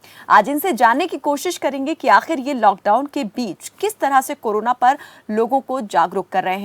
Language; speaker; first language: Hindi; native; Hindi